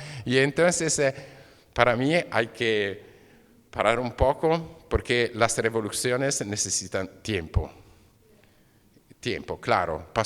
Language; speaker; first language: Spanish; non-native, fluent; Italian